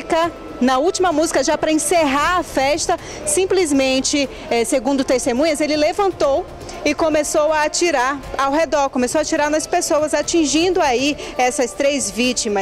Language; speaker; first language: Portuguese; native; Portuguese